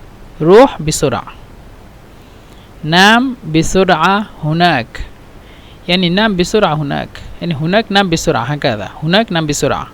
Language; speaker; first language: Arabic; non-native, fluent; Bangla